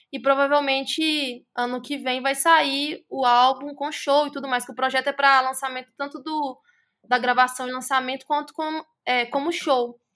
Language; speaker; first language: Portuguese; native; Portuguese